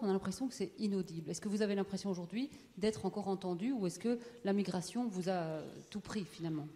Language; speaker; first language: French; native; French